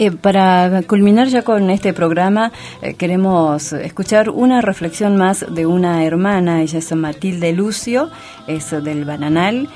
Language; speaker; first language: Spanish; native; Spanish